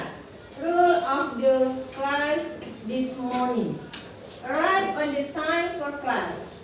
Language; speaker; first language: English; non-native, learner; Indonesian